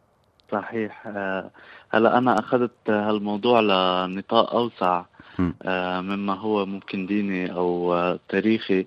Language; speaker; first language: Arabic; native; Arabic